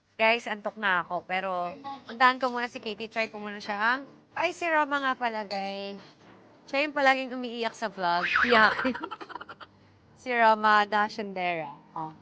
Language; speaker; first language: Filipino; native; Filipino